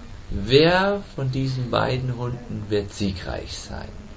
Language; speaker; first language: German; native; German